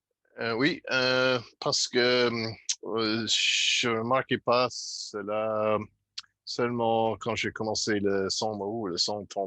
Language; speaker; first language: French; non-native, fluent; English